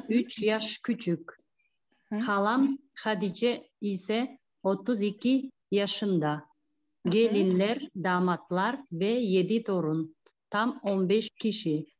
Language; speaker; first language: Turkish; non-native, learner; Kyrgyz